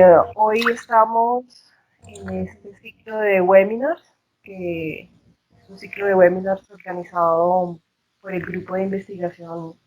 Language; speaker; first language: Spanish; non-native, fluent; Portuguese